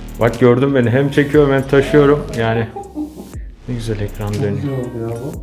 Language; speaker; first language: Turkish; native; Turkish